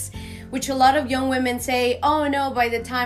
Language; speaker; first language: English; non-native, fluent; Spanish